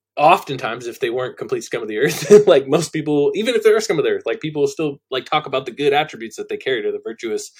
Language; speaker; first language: English; native; English